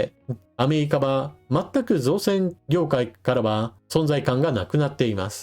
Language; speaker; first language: Japanese; native; Japanese